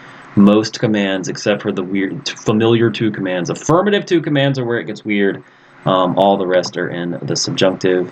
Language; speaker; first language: English; native; English